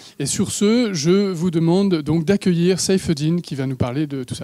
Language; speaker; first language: French; native; French